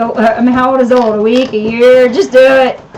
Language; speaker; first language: English; native; English